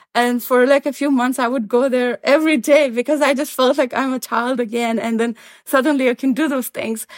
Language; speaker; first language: English; non-native, fluent; Pashto